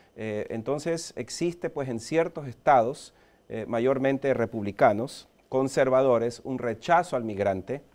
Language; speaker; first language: Spanish; early bilingual, heritage; Spanish